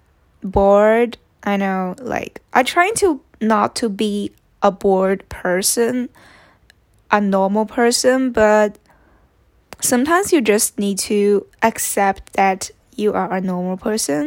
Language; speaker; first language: English; non-native, fluent; Chinese